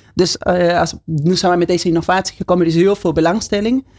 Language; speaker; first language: Dutch; non-native, fluent; Spanish